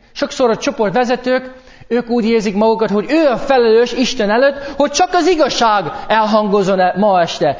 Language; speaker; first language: Hungarian; non-native, fluent; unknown